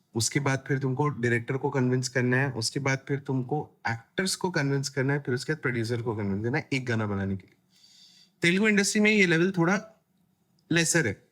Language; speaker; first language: Hindi; native; Hindi